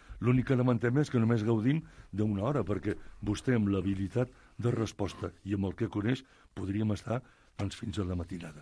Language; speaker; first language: Catalan; native; Catalan